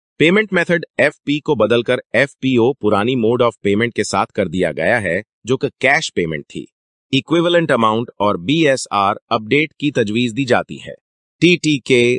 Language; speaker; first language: Urdu; native; Urdu